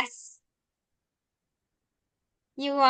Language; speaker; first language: English; non-native, learner; Indonesian